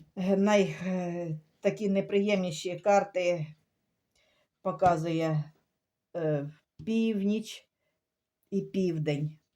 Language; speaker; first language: Ukrainian; native; Ukrainian